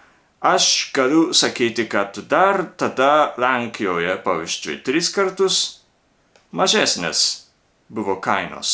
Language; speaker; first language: Lithuanian; non-native, learner; Japanese